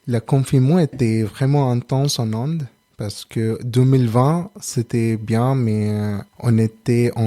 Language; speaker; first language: French; non-native, learner; Telugu